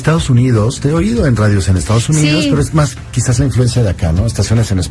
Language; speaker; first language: Spanish; native; Spanish